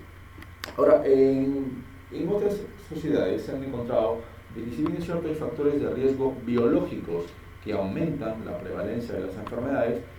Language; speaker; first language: Spanish; native; Spanish